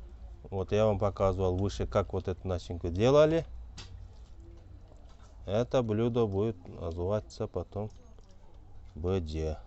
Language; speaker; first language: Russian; non-native, local second language; Kyrgyz